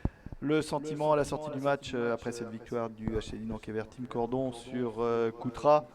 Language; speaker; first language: French; native; French